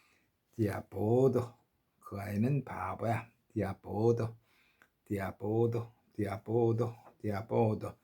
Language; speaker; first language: Indonesian; non-native, learner; Korean